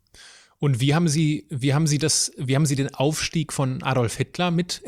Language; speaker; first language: German; native; German